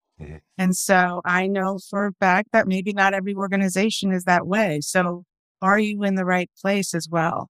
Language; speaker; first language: English; early bilingual, other home language; Spanish